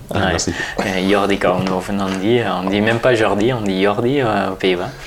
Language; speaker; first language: French; non-native, fluent; Dutch